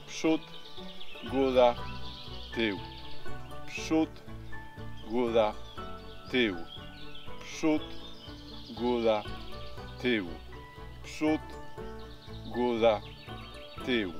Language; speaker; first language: Polish; native; Polish